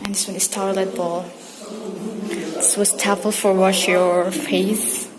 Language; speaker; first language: English; non-native, learner; Indonesian